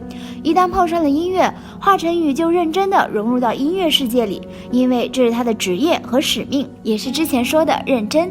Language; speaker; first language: Chinese; native; Chinese